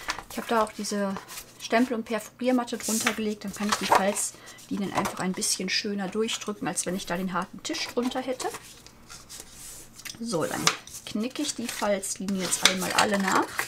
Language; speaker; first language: German; native; German